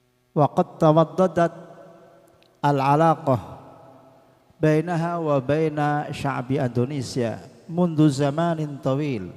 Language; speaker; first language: Arabic; non-native, fluent; Indonesian